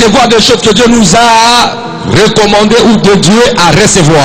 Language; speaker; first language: French; non-native, local second language; Lingala